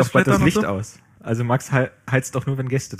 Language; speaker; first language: German; native; German